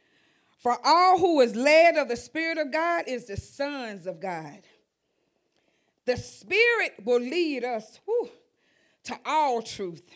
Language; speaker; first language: English; native; English